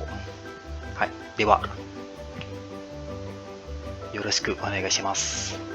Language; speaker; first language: Japanese; non-native, fluent; Indonesian